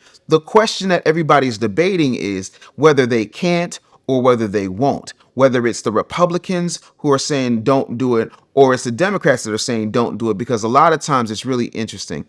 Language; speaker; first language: English; native; English